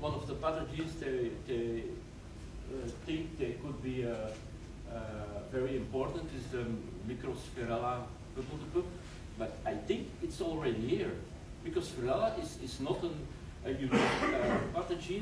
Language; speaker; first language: English; non-native, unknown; Dutch